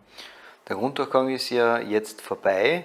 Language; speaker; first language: German; native; German